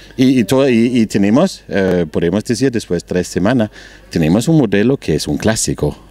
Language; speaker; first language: Spanish; non-native, learner; Danish